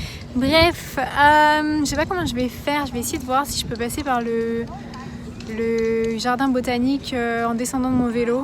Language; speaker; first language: French; native; French